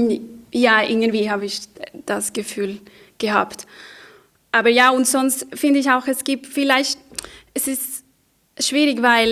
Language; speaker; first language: German; non-native, fluent; Spanish